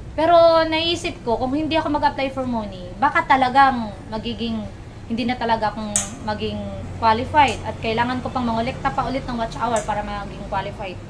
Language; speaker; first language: Filipino; non-native, local second language; Waray